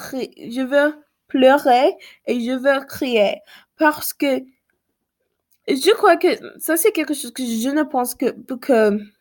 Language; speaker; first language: French; non-native, learner; English